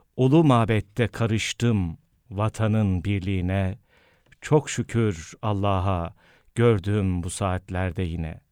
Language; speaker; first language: Turkish; native; Turkish